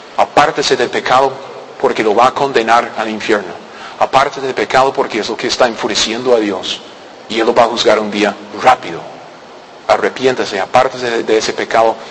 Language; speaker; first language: Spanish; non-native, learner; English